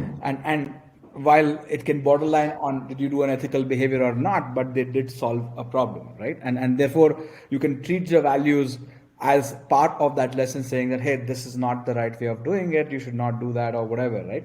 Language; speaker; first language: English; non-native, local second language; Gujarati